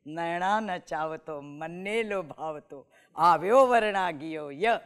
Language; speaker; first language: Gujarati; non-native, local second language; Marathi